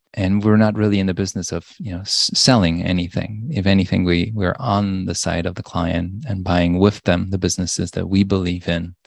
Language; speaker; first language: English; non-native, fluent; Polish